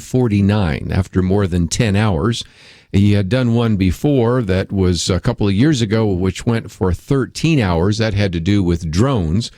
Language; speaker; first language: English; native; English